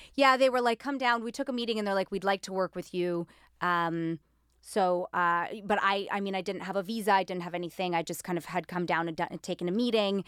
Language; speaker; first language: English; non-native, fluent; Greek